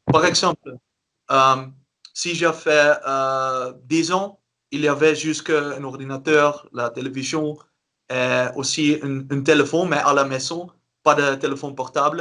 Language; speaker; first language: French; non-native, learner; Dutch